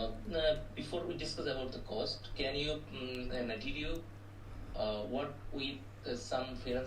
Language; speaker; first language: English; non-native, learner; Bangla